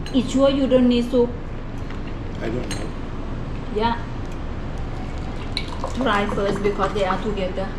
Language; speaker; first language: English; non-native, learner; Thai